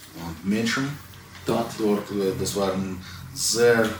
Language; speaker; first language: German; non-native, fluent; Russian